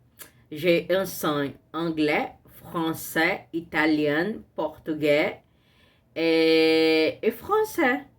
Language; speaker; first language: French; non-native, learner; Portuguese